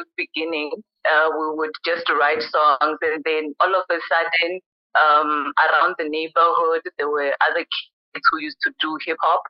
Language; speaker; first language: English; non-native, local second language; Venda